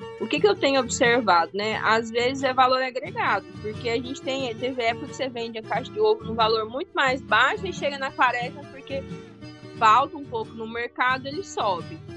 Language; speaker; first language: Portuguese; native; Portuguese